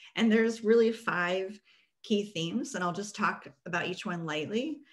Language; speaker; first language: English; early bilingual, other home language; Spanish